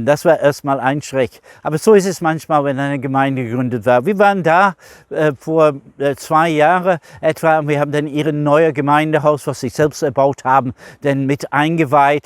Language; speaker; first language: German; non-native, fluent; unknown